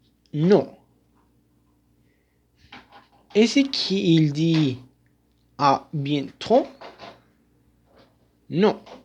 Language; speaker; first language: French; non-native, learner; Spanish